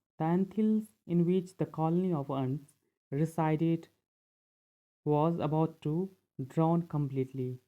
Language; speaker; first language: Hindi; native; Hindi